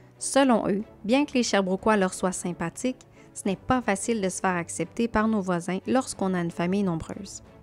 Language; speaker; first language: French; native; French